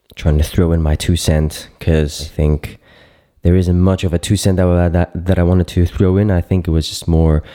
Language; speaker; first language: English; non-native, fluent; Greek